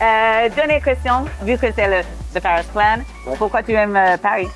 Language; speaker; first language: French; non-native, fluent; English